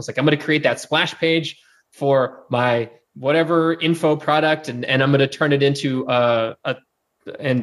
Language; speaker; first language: English; native; English